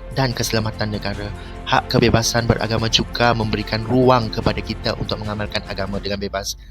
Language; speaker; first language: Malay; native; Malay